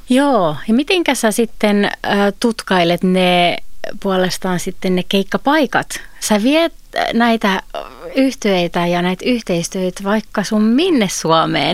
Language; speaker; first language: Finnish; native; Finnish